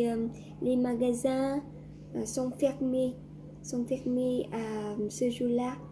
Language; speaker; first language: French; non-native, learner; Vietnamese